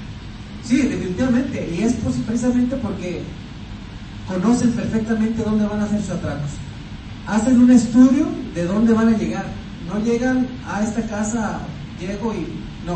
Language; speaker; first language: Spanish; native; Spanish